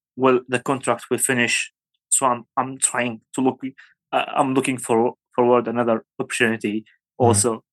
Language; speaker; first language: English; non-native, fluent; Arabic